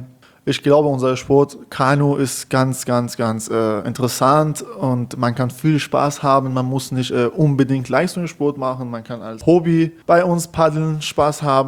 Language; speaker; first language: German; non-native, learner; Persian